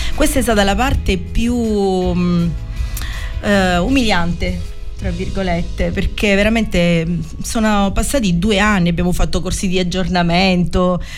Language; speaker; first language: Italian; native; Italian